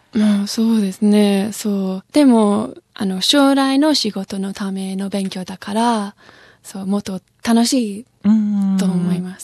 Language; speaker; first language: Japanese; non-native, fluent; English